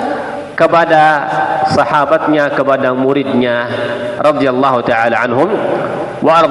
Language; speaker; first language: Indonesian; non-native, fluent; Arabic